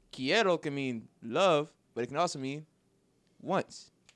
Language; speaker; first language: English; native; English